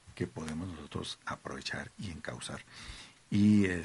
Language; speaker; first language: Spanish; native; Spanish